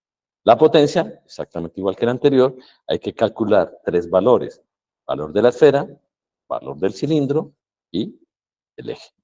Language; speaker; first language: Spanish; native; Spanish